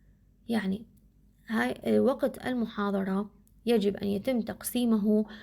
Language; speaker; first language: Arabic; native; Arabic